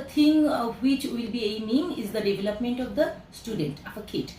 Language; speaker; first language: English; non-native, local second language; Bangla